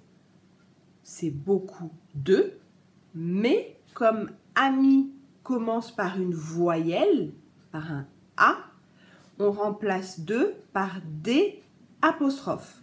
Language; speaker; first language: French; native; French